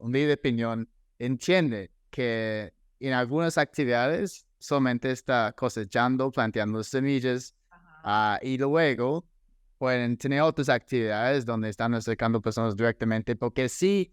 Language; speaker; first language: Spanish; non-native, fluent; English